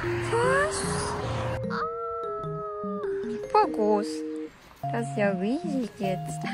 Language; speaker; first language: German; non-native, learner; Korean